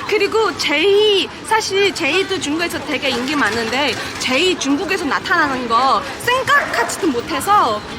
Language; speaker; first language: Korean; non-native, fluent; Chinese